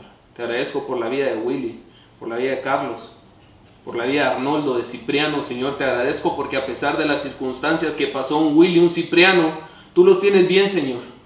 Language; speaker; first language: Spanish; native; Spanish